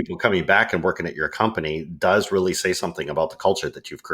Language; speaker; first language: English; native; English